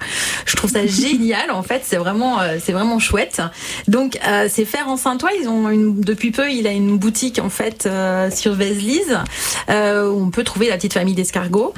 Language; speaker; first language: French; native; French